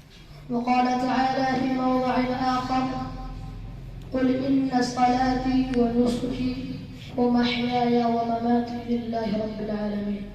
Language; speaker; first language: Arabic; non-native, fluent; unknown